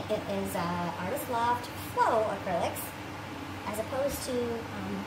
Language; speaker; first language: English; native; English